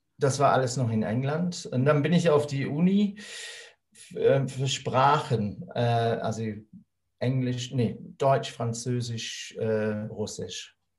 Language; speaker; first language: German; non-native, fluent; English